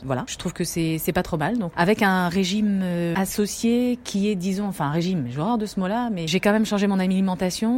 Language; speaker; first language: French; native; French